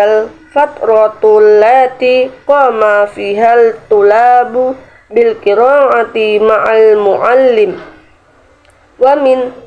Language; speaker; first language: Arabic; non-native, learner; Indonesian